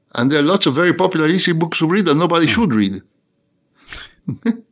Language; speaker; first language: English; non-native, fluent; Spanish